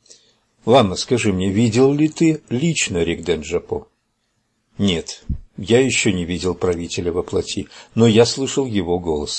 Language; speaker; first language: Russian; native; Russian